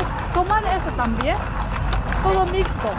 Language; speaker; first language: Spanish; non-native, learner; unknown